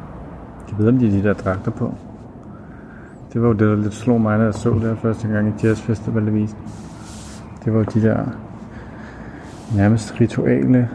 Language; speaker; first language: Danish; native; Danish